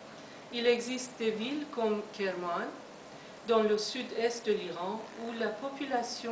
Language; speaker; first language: French; non-native, fluent; Persian